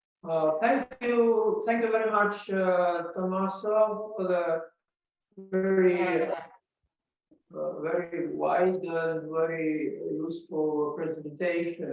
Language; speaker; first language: English; non-native, learner; Latvian